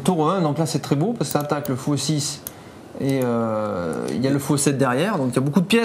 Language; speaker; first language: French; native; French